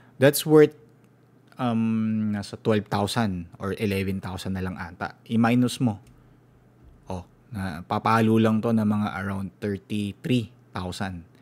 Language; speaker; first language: Filipino; non-native, local second language; Cebuano